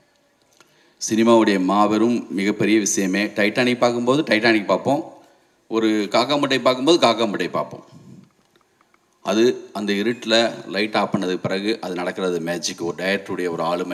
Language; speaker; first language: Tamil; native; Tamil